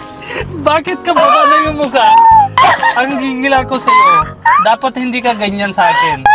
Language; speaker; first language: Filipino; non-native, learner; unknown